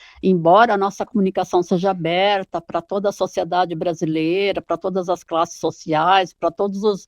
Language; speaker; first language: Portuguese; native; Portuguese